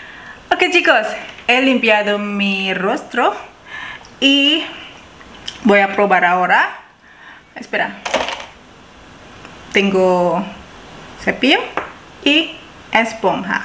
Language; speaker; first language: Spanish; non-native, learner; Indonesian